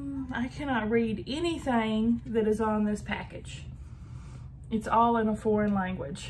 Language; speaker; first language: English; native; English